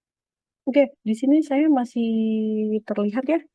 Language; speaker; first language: Indonesian; native; Indonesian